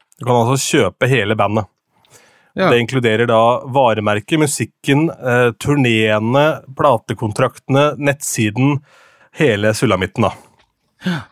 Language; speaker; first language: Norwegian; native; Norwegian